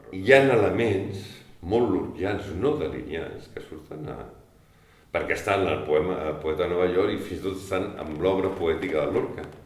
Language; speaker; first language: Catalan; native; Catalan